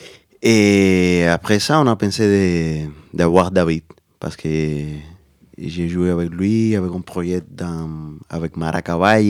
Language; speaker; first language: French; non-native, learner; Spanish